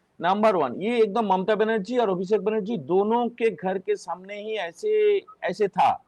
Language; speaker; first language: Hindi; non-native, local second language; Bangla